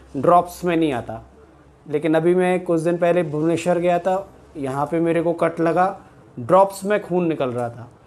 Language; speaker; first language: Hindi; native; Hindi